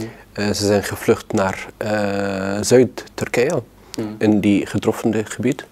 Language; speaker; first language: Dutch; non-native, learner; Arabic